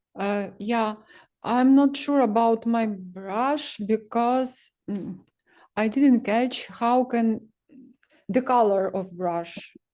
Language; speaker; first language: English; non-native, learner; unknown